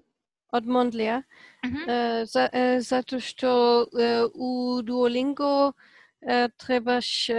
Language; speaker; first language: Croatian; non-native, learner; Polish